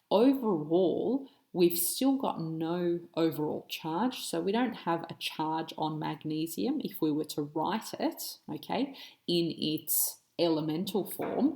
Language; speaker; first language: English; native; English